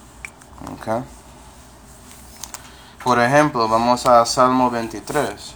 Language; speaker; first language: Spanish; non-native, fluent; English